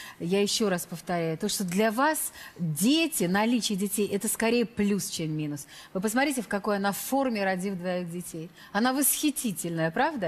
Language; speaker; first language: Russian; native; Russian